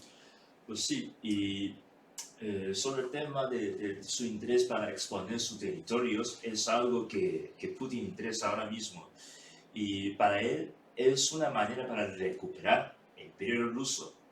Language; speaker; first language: Spanish; non-native, fluent; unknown